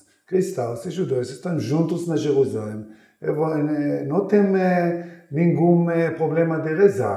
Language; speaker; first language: Portuguese; non-native, learner; Hebrew